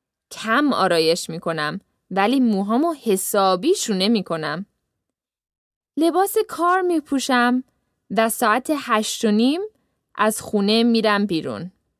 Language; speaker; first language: Persian; native; Persian